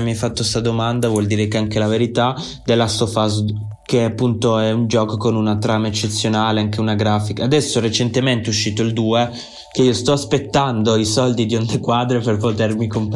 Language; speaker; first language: Italian; native; Italian